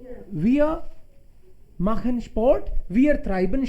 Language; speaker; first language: German; non-native, fluent; Hindi